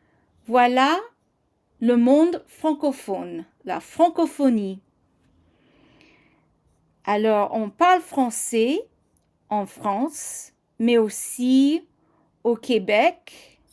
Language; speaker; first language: French; non-native, fluent; English